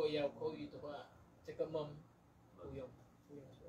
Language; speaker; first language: Chinese; non-native, learner; Indonesian